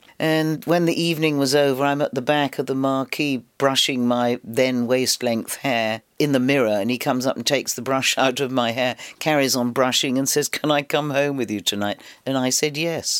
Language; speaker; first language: English; native; English